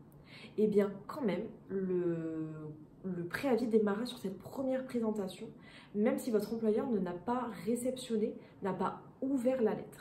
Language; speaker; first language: French; native; French